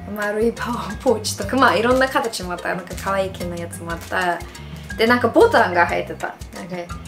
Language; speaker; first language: Japanese; non-native, fluent; English